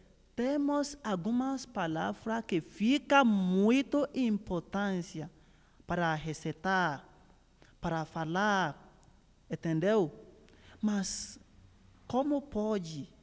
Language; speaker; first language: Portuguese; non-native, learner; Yoruba